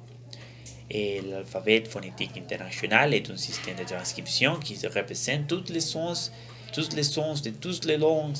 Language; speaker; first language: French; non-native, learner; Spanish